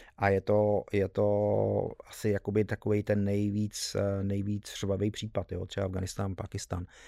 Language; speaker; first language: Czech; early bilingual, heritage; Czech